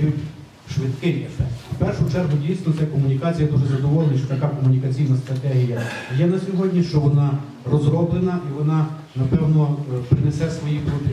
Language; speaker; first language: Ukrainian; native; Ukrainian